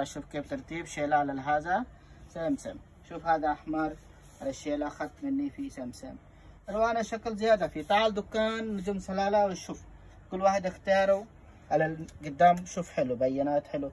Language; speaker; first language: Arabic; non-native, learner; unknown